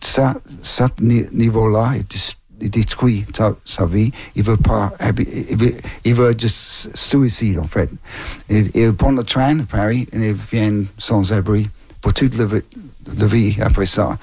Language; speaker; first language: French; non-native, learner; English